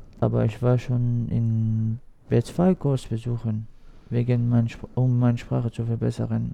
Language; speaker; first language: German; non-native, learner; Arabic